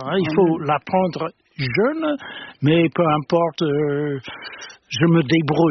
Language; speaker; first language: French; non-native, fluent; English